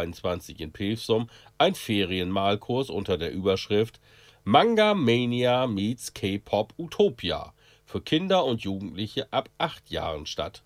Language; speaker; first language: German; native; German